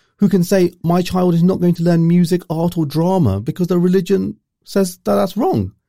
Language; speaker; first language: English; early bilingual, other home language; Urdu